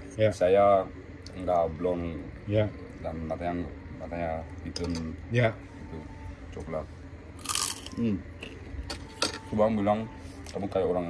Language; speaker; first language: Indonesian; early bilingual, heritage; Dutch